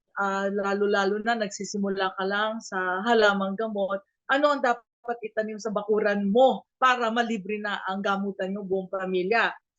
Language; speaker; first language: Filipino; native; Filipino